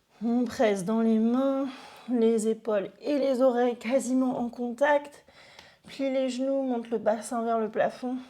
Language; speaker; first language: French; native; French